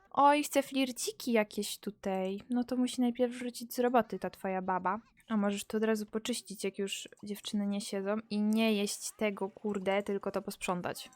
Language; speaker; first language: Polish; native; Polish